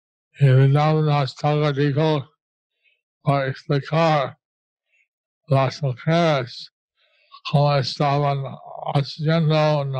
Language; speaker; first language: Spanish; non-native, learner; English